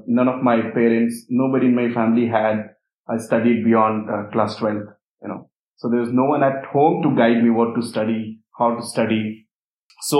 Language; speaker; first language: English; non-native, local second language; Hindi